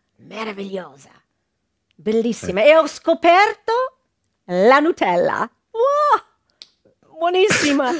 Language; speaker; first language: Italian; non-native, fluent; English